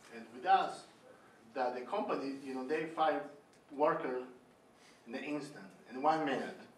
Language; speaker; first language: English; non-native, learner; Spanish